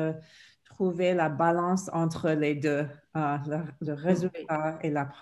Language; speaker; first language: French; non-native, fluent; English